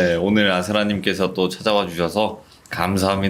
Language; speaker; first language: Korean; native; Korean